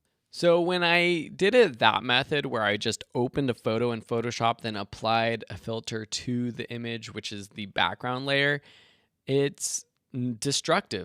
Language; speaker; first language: English; native; English